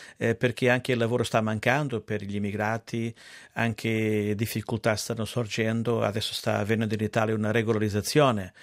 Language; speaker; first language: Italian; non-native, fluent; Portuguese